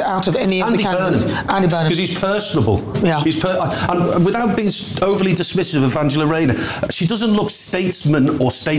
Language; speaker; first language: English; native; English